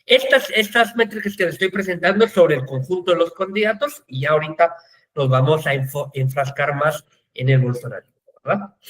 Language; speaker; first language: Spanish; native; Spanish